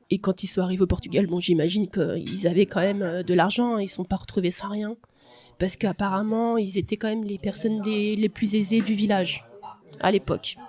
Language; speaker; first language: French; early bilingual, other home language; Portuguese